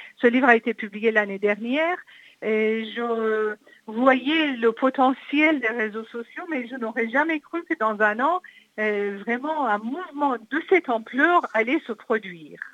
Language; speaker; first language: French; non-native, fluent; Persian